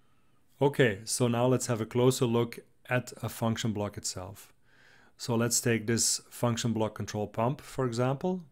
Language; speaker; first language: English; non-native, fluent; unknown